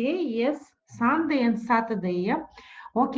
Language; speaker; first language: English; non-native, fluent; Russian